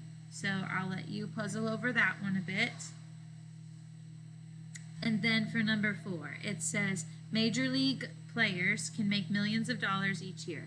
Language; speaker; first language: English; native; English